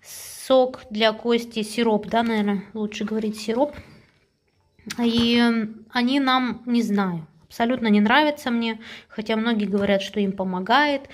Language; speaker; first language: Russian; native; Russian